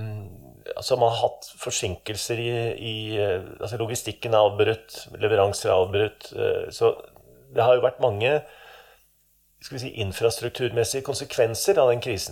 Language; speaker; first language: Norwegian; native; Norwegian